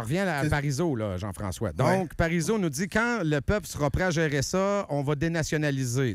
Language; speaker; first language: French; native; French